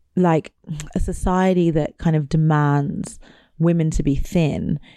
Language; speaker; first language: English; native; English